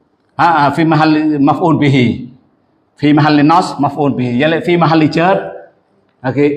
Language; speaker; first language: Arabic; non-native, fluent; Western Cham